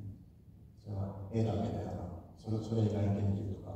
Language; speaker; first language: Japanese; non-native, fluent; Finnish